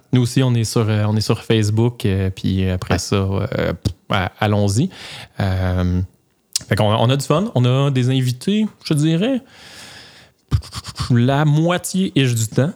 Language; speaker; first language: French; native; French